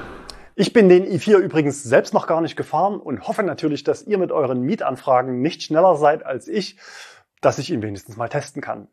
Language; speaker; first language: German; native; German